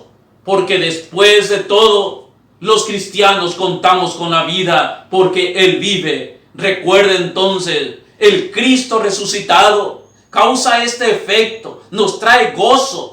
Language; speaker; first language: Spanish; native; Spanish